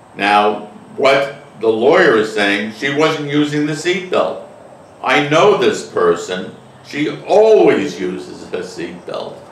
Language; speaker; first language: English; native; English